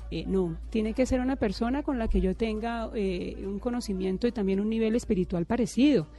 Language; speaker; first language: Spanish; native; Spanish